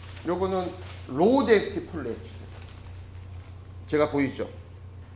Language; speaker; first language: Korean; native; Korean